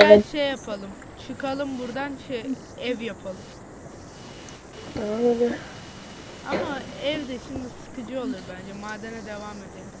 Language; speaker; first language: Turkish; native; Turkish